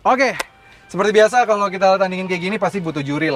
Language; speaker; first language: Indonesian; native; Indonesian